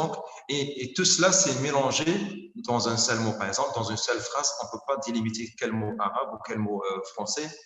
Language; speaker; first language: French; non-native, local second language; Arabic